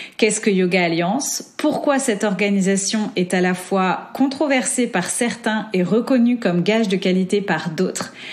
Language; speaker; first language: French; native; French